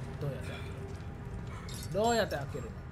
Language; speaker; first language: Japanese; non-native, fluent; Indonesian